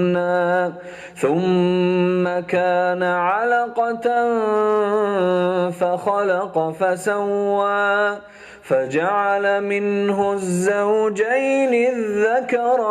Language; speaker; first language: Arabic; native; Arabic